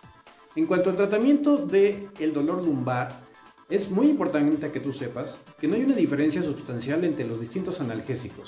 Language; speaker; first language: Spanish; native; Spanish